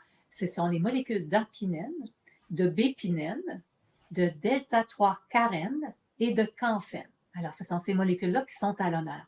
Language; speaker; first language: French; native; French